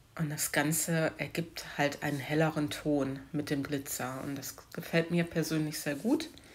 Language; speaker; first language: German; native; German